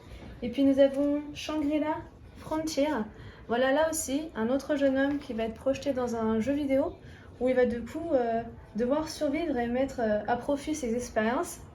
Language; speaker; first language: French; native; French